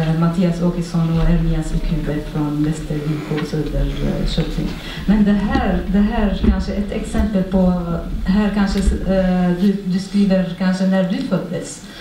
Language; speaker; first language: Swedish; non-native, fluent; Arabic